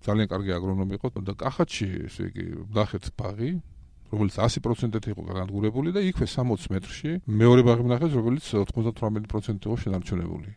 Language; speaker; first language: Georgian; native; Georgian